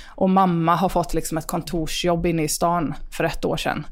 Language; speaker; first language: Swedish; native; Swedish